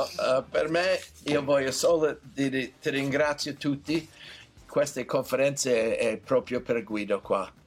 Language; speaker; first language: Italian; non-native, learner; English